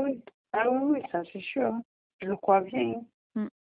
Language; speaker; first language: French; non-native, learner; Portuguese